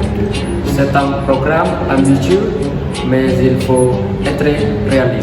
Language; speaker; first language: French; non-native, learner; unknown